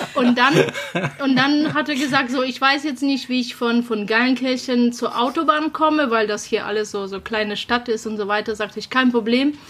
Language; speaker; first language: German; non-native, fluent; Polish